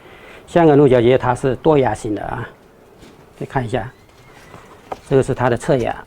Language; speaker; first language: Chinese; native; Chinese